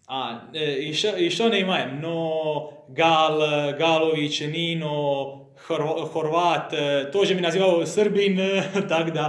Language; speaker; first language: Russian; non-native, learner; Croatian